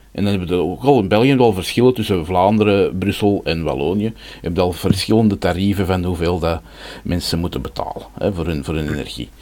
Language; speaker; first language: Dutch; native; Dutch